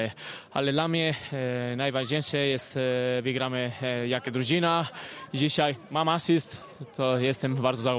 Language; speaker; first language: Polish; non-native, learner; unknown